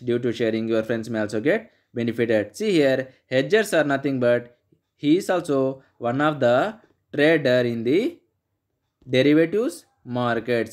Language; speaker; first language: English; non-native, local second language; Telugu